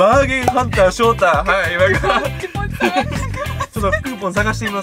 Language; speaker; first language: Japanese; native; Japanese